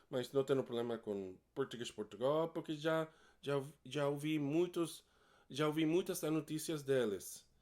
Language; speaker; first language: Portuguese; non-native, learner; English